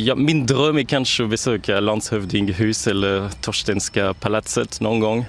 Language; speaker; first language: Swedish; non-native, fluent; French